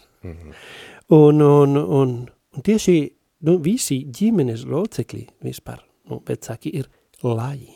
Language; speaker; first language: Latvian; non-native, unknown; Spanish